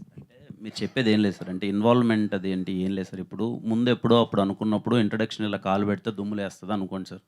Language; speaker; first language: Telugu; native; Telugu